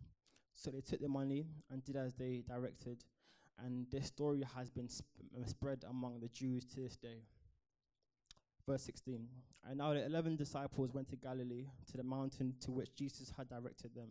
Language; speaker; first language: English; native; English